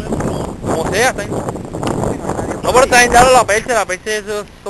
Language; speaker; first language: Spanish; native; Spanish